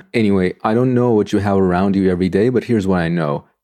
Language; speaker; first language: English; non-native, fluent; Turkish